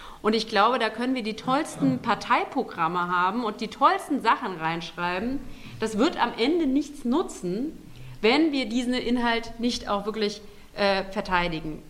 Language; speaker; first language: German; native; German